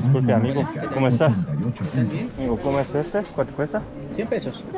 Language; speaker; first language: Spanish; non-native, learner; Korean